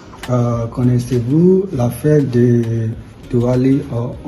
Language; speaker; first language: French; non-native, learner; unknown